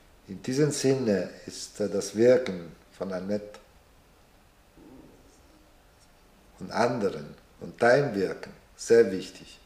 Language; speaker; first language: German; non-native, fluent; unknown